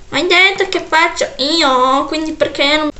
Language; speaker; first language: Italian; early bilingual, other home language; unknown